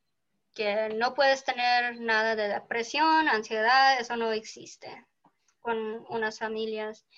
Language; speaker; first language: Spanish; early bilingual, heritage; Spanish